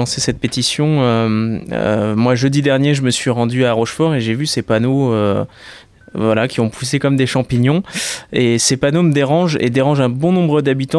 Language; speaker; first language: French; native; French